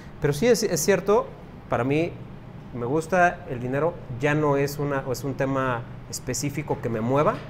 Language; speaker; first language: Spanish; native; Spanish